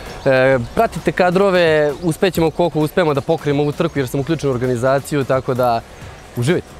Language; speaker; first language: Serbian; native; Serbian